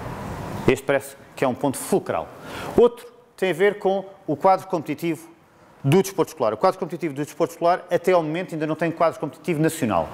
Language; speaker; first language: Portuguese; native; Portuguese